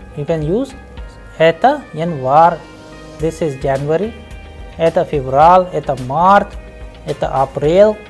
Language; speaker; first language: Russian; non-native, fluent; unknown